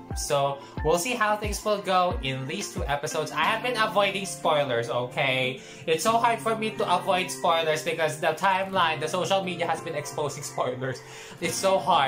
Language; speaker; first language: English; non-native, local second language; Filipino